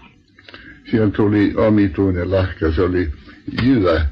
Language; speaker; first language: Finnish; non-native, local second language; Swedish